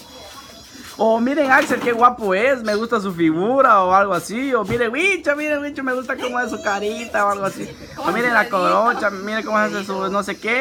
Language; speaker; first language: Spanish; native; Spanish